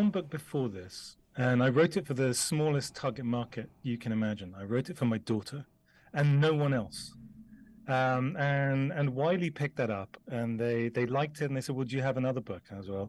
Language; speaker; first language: English; native; English